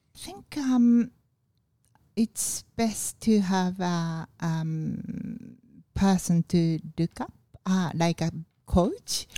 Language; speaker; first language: English; non-native, learner; Japanese